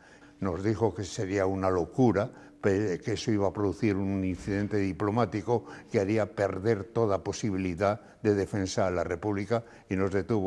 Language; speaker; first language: Spanish; native; Spanish